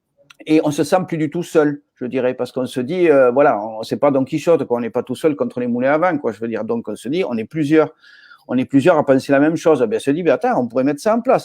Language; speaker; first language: French; native; French